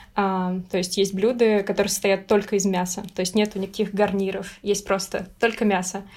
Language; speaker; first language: Russian; native; Russian